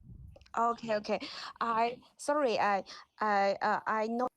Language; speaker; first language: English; non-native, learner; Chinese